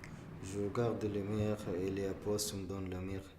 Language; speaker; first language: French; non-native, learner; Arabic